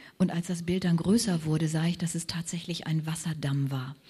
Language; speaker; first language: German; native; German